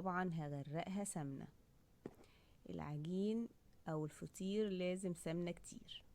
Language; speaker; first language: Arabic; native; Arabic